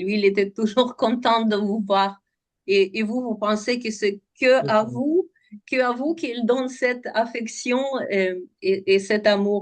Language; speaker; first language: French; non-native, fluent; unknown